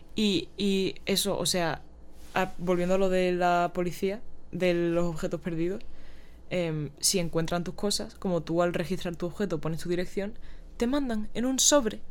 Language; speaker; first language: Spanish; native; Spanish